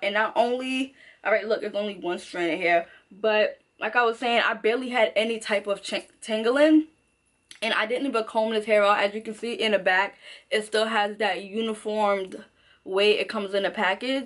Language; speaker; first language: English; native; English